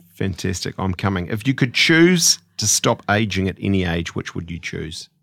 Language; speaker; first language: English; native; English